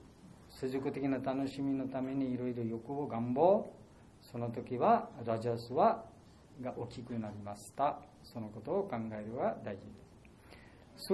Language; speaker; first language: Japanese; non-native, learner; Bangla